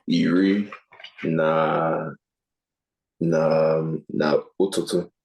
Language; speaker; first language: Igbo; non-native, learner; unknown